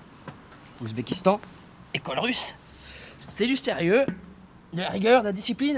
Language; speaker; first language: French; native; French